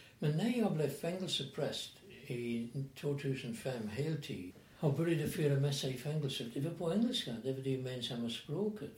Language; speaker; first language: Swedish; non-native, fluent; English